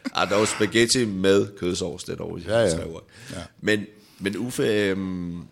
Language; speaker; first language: Danish; native; Danish